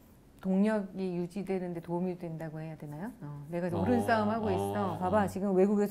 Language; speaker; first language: Korean; native; Korean